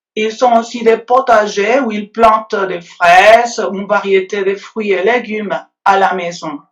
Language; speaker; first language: French; non-native, fluent; Spanish